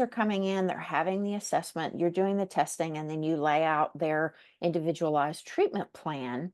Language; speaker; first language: English; native; English